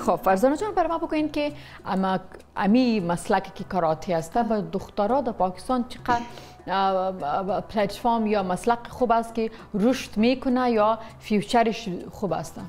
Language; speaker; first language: Persian; non-native, fluent; Pashto